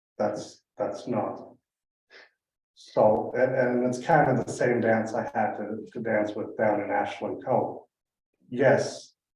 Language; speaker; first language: English; native; English